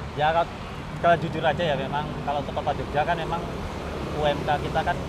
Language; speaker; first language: Indonesian; native; Indonesian